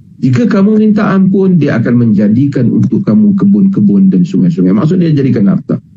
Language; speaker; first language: Malay; native; Malay